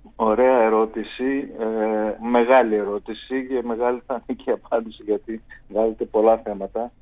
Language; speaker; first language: Greek; native; Greek